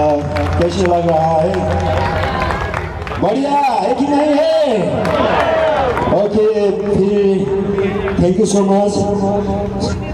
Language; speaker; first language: Hindi; non-native, learner; Nepali